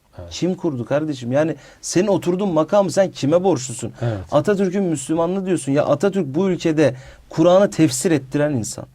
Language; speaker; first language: Turkish; native; Turkish